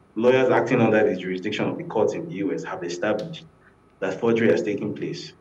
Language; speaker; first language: English; non-native, local second language; Yoruba